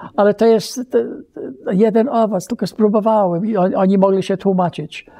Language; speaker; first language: Polish; early bilingual, heritage; Polish